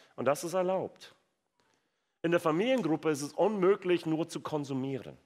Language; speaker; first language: German; non-native, fluent; English